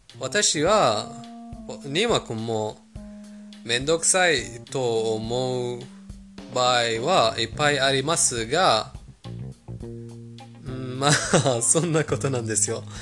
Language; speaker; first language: Japanese; non-native, fluent; Persian